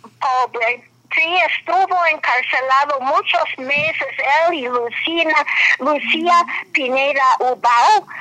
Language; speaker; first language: Spanish; non-native, fluent; English